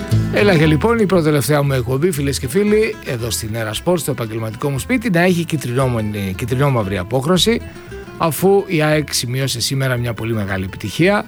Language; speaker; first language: Greek; native; Greek